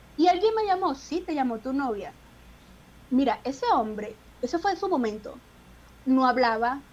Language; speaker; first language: Spanish; native; Spanish